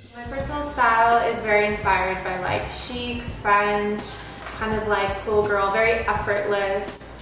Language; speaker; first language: English; native; English